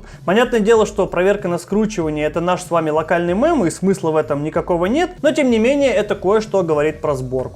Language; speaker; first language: Russian; native; Russian